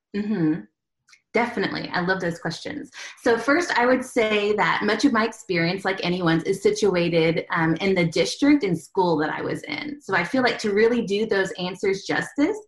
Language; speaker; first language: English; early bilingual, other home language; Spanish